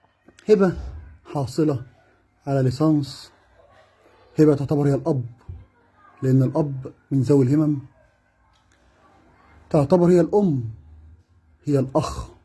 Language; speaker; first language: Arabic; native; Arabic